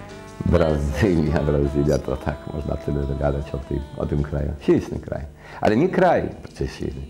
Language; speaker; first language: Polish; early bilingual, heritage; Polish